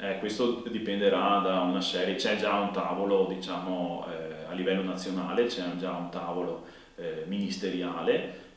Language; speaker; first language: Italian; native; Italian